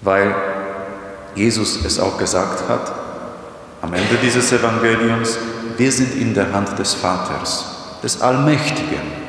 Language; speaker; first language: German; non-native, fluent; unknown